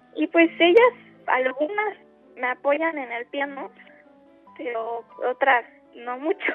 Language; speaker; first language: Spanish; native; Spanish